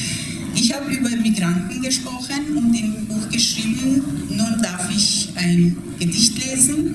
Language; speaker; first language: German; non-native, fluent; Persian